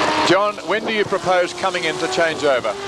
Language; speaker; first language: English; native; English